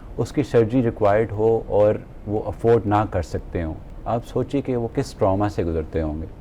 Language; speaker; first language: Urdu; native; Urdu